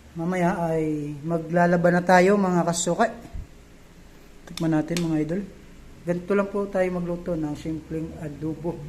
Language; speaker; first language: Filipino; non-native, local second language; Bikol